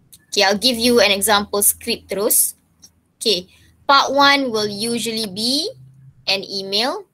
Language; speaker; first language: English; non-native, local second language; Malay